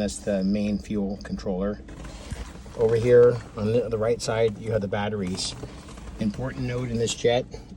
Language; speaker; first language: English; native; English